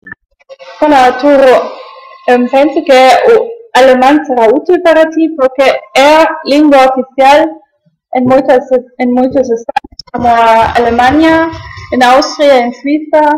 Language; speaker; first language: Galician; non-native, learner; German